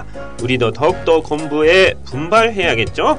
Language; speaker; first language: Korean; non-native, fluent; Japanese